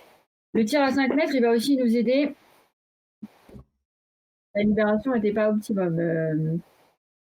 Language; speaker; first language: French; native; French